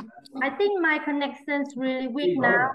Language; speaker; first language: English; non-native, learner; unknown